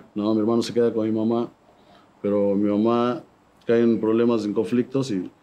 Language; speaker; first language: Spanish; native; Spanish